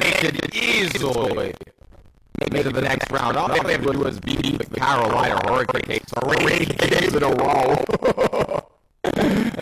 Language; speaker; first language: English; native; English